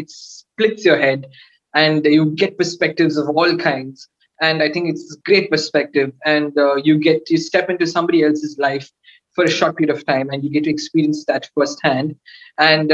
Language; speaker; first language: English; non-native, local second language; Tamil